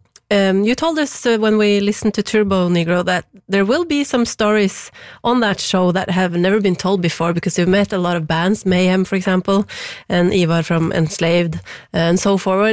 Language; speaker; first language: English; non-native, fluent; Norwegian